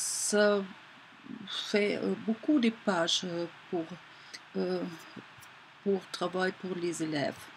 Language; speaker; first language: French; non-native, learner; German